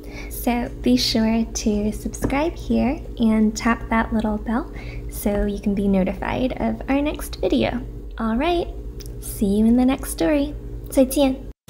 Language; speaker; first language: English; native; English